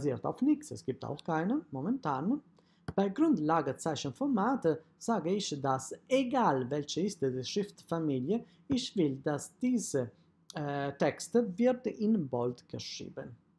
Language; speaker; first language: German; non-native, fluent; Italian